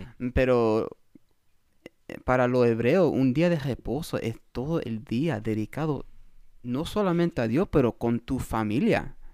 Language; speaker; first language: Spanish; early bilingual, heritage; Spanish